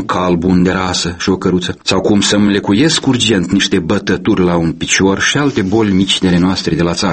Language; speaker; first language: Romanian; native; Romanian